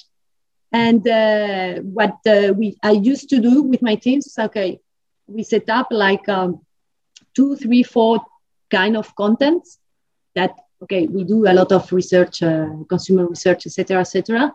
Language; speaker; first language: English; non-native, fluent; Spanish